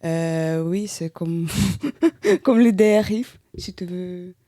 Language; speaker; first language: French; non-native, learner; Russian